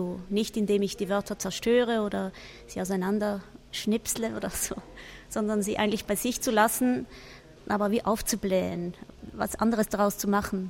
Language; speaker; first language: German; native; German